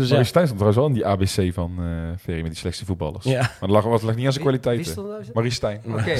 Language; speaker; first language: Dutch; native; Dutch